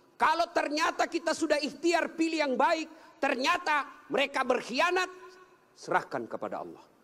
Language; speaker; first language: Indonesian; native; Indonesian